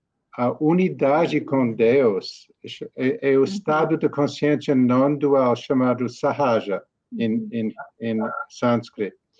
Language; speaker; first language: Portuguese; non-native, learner; English